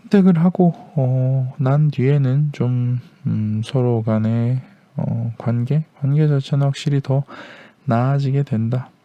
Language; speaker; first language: Korean; native; Korean